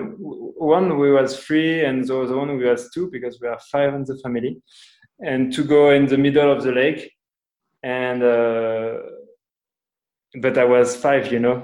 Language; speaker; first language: English; non-native, learner; French